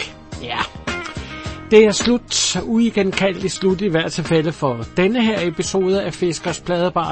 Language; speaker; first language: Danish; native; Danish